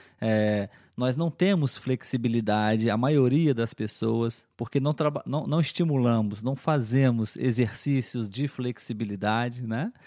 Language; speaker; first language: Portuguese; native; Portuguese